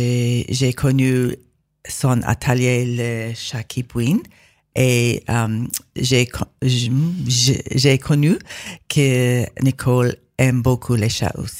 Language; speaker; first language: French; non-native, learner; English